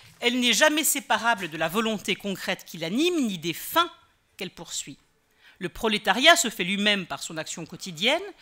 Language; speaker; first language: French; native; French